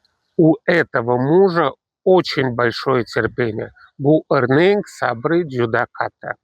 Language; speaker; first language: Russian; non-native, local second language; Uzbek